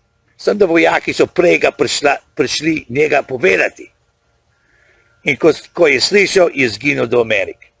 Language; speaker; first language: Slovenian; early bilingual, heritage; Slovenian